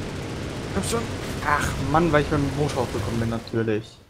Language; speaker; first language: German; native; German